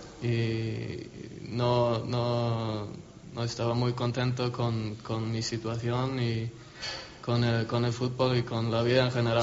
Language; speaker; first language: Spanish; non-native, learner; Swedish